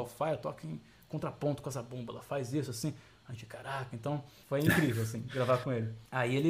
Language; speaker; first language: Portuguese; native; Portuguese